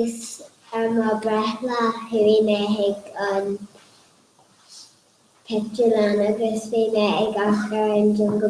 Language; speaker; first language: Irish; non-native, learner; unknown